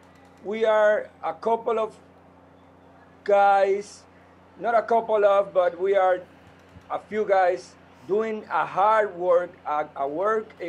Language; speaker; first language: English; non-native, fluent; Spanish